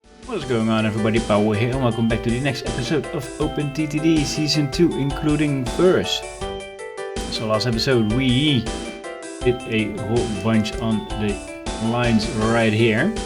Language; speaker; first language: English; non-native, fluent; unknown